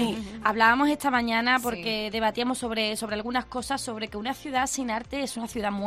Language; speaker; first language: Spanish; native; Spanish